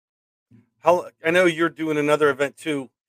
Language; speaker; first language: English; native; English